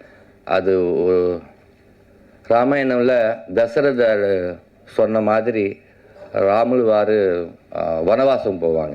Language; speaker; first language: Tamil; non-native, learner; Telugu